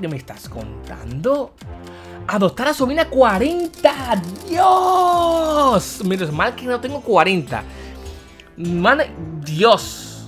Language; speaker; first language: Spanish; native; Spanish